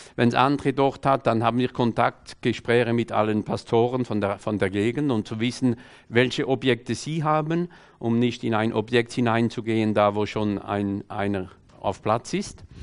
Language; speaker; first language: German; non-native, fluent; French